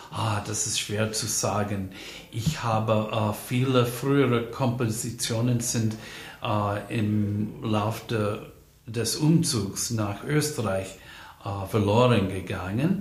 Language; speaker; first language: German; non-native, fluent; English